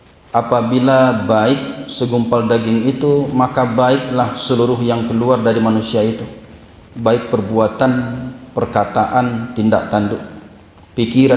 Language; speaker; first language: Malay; non-native, local second language; Minangkabau